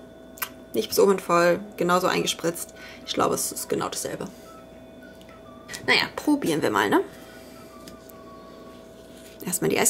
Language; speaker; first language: German; native; German